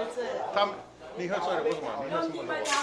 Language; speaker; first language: Chinese; non-native, learner; English